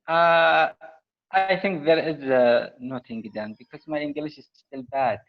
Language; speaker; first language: English; non-native, learner; Arabic